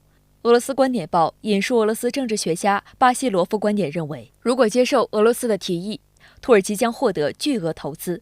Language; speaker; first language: Chinese; native; Chinese